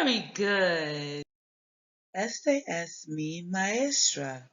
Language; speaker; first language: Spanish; non-native, learner; English